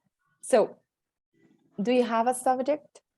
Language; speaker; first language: English; non-native, fluent; Spanish